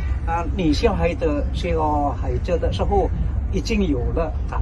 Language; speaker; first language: Chinese; non-native, learner; Indonesian